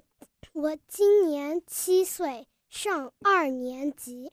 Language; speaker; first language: Chinese; early bilingual, heritage; Chinese